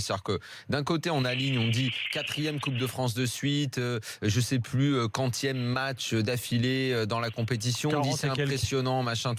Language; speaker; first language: French; native; French